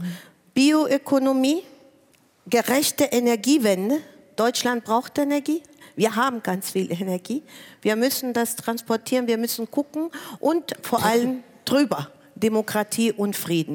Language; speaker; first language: German; non-native, fluent; Spanish